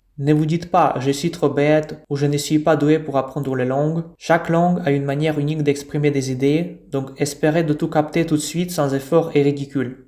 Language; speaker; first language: French; non-native, fluent; Russian